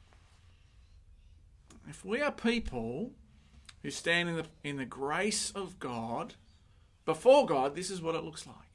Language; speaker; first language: English; native; English